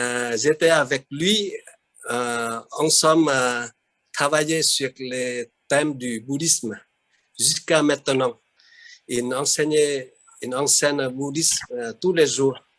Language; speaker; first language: French; non-native, fluent; Vietnamese